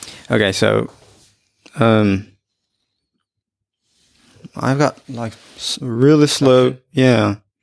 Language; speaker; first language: English; non-native, fluent; Japanese